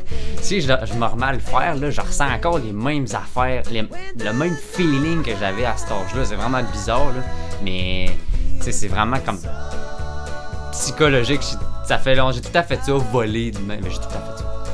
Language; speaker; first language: French; native; French